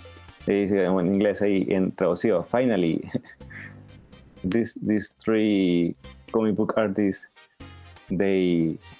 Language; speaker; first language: Spanish; native; Spanish